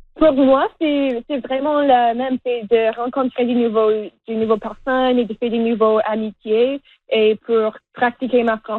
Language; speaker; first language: French; non-native, local second language; English